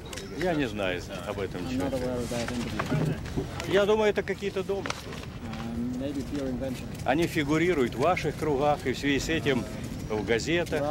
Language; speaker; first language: Russian; native; Russian